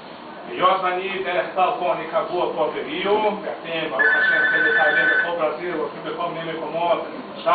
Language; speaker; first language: Hebrew; non-native, fluent; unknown